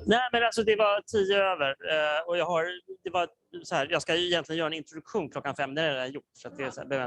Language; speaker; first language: Swedish; native; Swedish